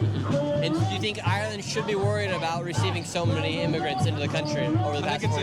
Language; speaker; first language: English; native; English